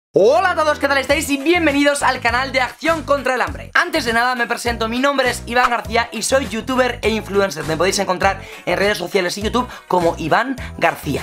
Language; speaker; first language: Spanish; native; Spanish